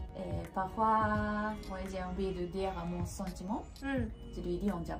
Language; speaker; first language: French; non-native, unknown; Japanese